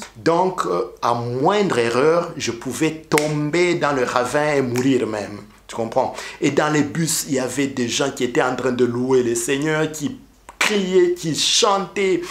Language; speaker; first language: French; non-native, local second language; Kinyarwanda